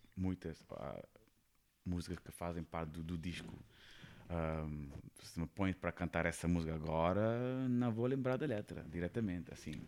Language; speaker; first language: Portuguese; non-native, fluent; Kabuverdianu